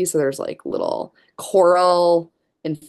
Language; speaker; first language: English; native; English